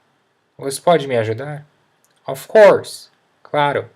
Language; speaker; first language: Portuguese; non-native, fluent; English